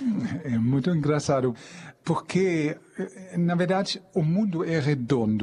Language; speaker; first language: Portuguese; non-native, fluent; German